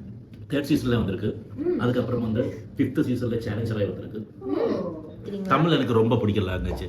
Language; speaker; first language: Tamil; non-native, learner; Malayalam